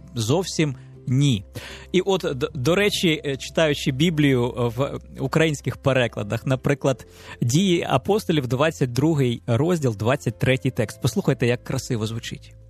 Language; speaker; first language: Ukrainian; native; Ukrainian